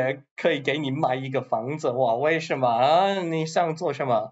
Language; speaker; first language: Chinese; non-native, learner; English